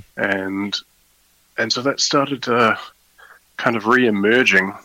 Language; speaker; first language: English; native; English